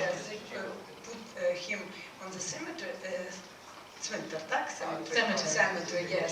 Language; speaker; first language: English; non-native, learner; Ukrainian